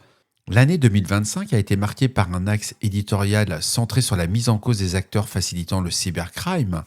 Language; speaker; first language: French; native; French